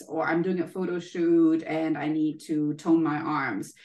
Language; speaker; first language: English; non-native, fluent; German